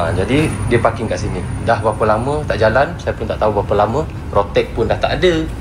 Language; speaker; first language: Malay; native; Malay